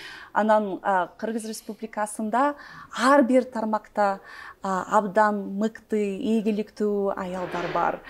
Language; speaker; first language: Kyrgyz; non-native, learner; English